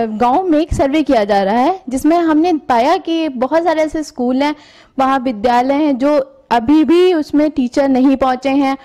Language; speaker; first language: Hindi; native; Hindi